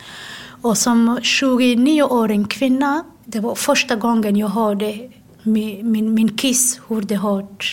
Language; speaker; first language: Swedish; non-native, fluent; Somali